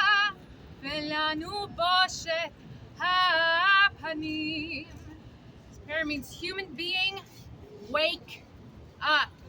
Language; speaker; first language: English; native; English